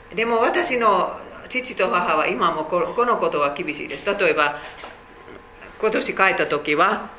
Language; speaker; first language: Japanese; non-native, fluent; Finnish